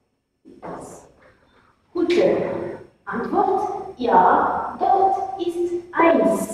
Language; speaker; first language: German; non-native, fluent; Arabic